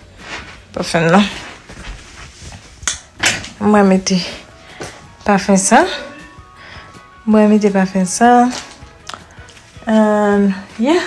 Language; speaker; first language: French; non-native, learner; Haitian Creole